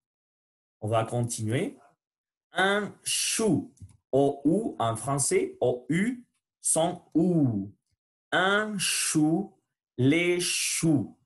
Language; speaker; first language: French; non-native, learner; Spanish